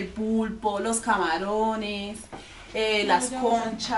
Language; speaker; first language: Spanish; native; Spanish